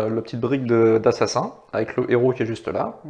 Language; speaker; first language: French; native; French